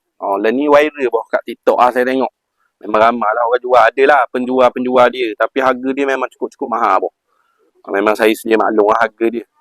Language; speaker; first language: Malay; native; Malay